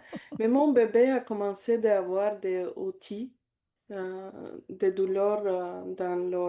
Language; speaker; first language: French; non-native, learner; Bulgarian